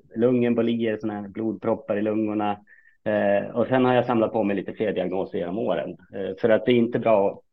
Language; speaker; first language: Swedish; native; Swedish